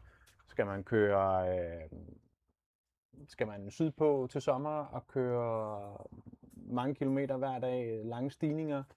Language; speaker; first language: Danish; native; Danish